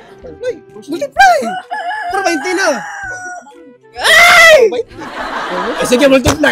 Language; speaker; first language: Filipino; non-native, local second language; Cebuano